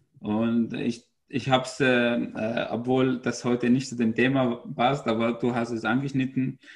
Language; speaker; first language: German; non-native, fluent; Arabic